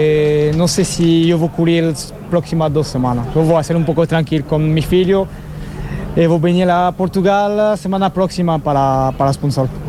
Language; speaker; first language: Spanish; non-native, learner; French